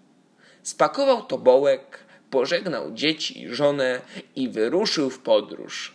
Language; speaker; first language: Polish; native; Polish